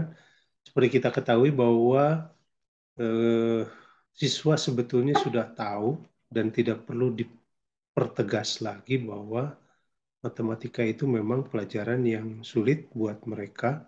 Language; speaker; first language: Indonesian; native; Indonesian